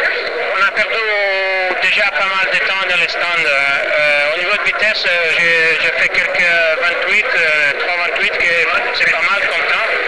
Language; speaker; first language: French; non-native, fluent; Italian